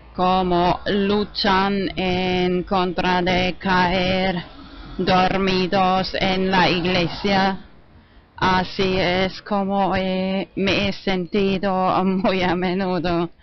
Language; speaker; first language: Spanish; non-native, fluent; German